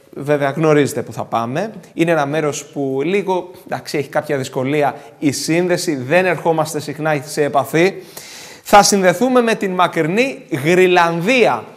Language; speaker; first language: Greek; native; Greek